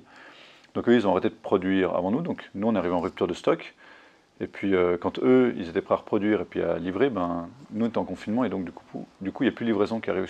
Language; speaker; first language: French; native; French